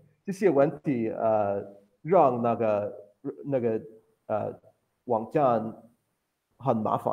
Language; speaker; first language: Chinese; non-native, learner; English